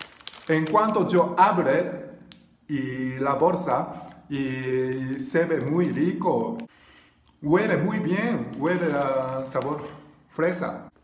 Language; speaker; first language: Spanish; non-native, learner; Japanese